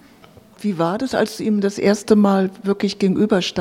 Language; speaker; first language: German; native; German